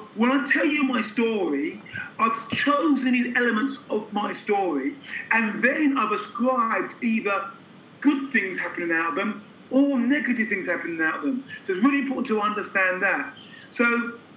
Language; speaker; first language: English; native; English